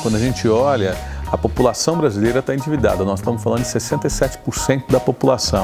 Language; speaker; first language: Portuguese; native; Portuguese